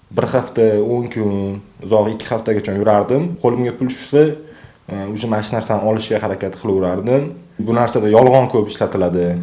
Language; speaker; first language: Uzbek; native; Uzbek